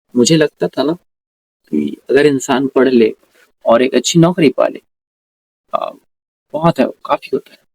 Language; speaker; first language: Hindi; native; Hindi